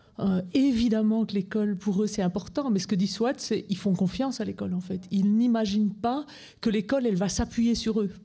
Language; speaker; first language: French; native; French